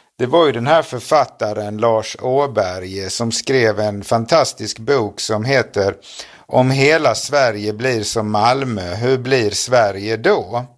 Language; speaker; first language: Swedish; native; Swedish